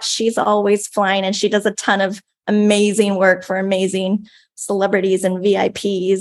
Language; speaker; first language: English; native; English